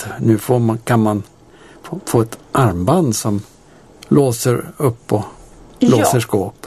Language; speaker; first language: Swedish; native; Swedish